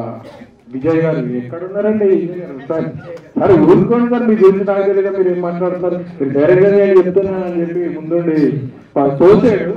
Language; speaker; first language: Telugu; native; Telugu